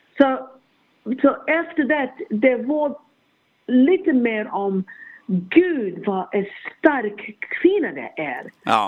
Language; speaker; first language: Swedish; non-native, learner; English